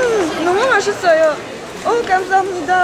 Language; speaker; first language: Korean; non-native, learner; Arabic